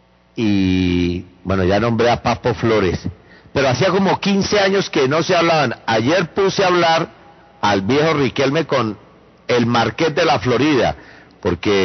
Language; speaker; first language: Spanish; native; Spanish